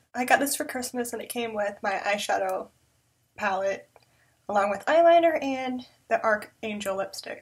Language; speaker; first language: English; native; English